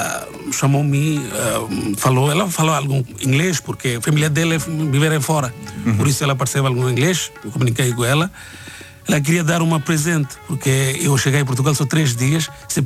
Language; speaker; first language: Portuguese; non-native, learner; Bangla